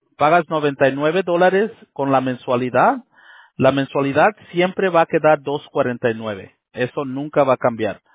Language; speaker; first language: Spanish; early bilingual, heritage; Spanish